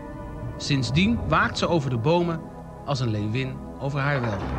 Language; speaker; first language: Dutch; native; Dutch